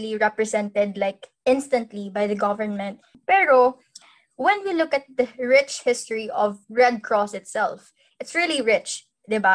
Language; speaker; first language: English; non-native, local second language; Hiligaynon